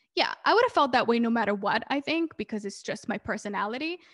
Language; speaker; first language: English; early bilingual, other home language; Hebrew